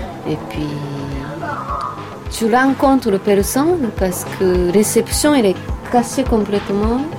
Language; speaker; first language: French; non-native, learner; Japanese